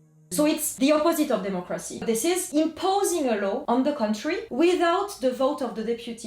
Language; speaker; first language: English; non-native, fluent; French